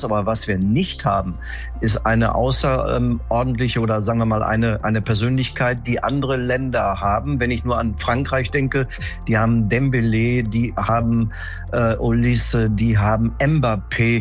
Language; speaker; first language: German; native; German